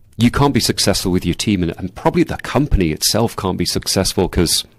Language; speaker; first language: English; native; English